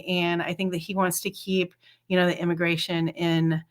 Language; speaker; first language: English; native; English